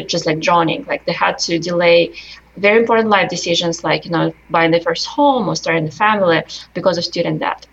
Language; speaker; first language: English; non-native, fluent; Russian